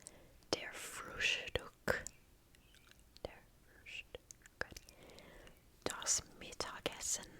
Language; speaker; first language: German; non-native, learner; English